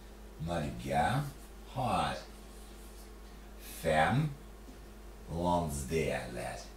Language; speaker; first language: Norwegian; non-native, fluent; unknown